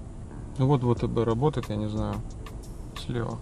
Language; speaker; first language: Russian; native; Russian